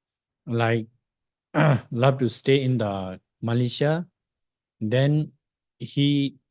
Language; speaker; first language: English; non-native, fluent; Tibetan